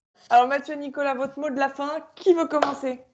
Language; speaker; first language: French; native; French